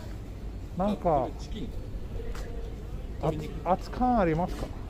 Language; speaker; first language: Japanese; non-native, fluent; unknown